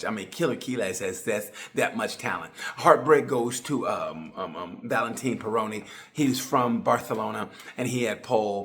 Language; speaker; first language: English; native; English